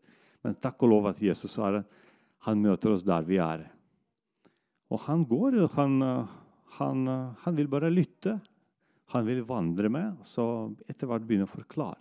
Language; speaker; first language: Norwegian; non-native, fluent; Russian